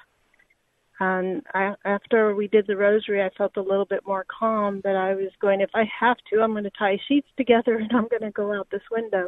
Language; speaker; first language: English; native; English